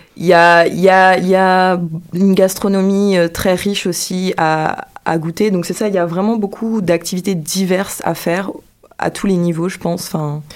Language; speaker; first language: French; native; French